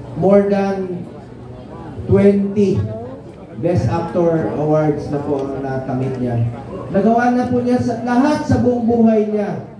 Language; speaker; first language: Filipino; non-native, local second language; Cebuano